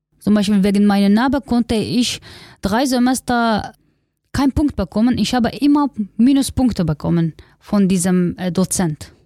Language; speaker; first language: German; non-native, learner; Kurdish